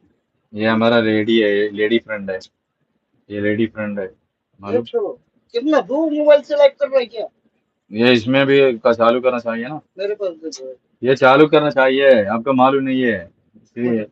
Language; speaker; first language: Hindi; non-native, local second language; Malayalam